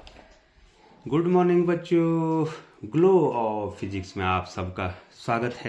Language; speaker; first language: Hindi; native; Hindi